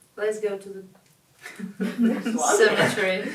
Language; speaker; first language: English; non-native, learner; Russian